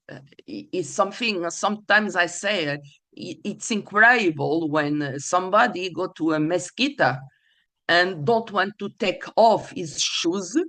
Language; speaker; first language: English; non-native, fluent; Portuguese